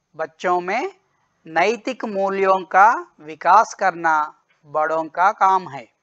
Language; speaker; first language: Hindi; non-native, local second language; Telugu